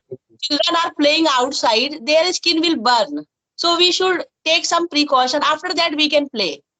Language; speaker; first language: English; non-native, fluent; Hindi